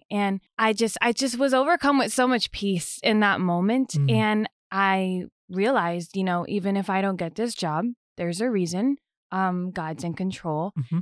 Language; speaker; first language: English; native; English